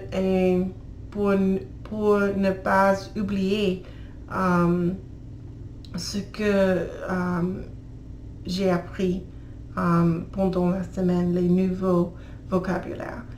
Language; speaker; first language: French; non-native, learner; English